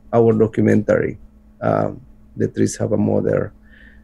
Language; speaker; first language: English; non-native, fluent; Spanish